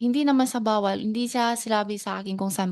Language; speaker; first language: Filipino; non-native, learner; Chinese